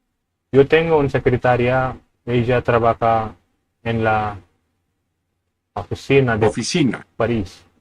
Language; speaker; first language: Spanish; non-native, learner; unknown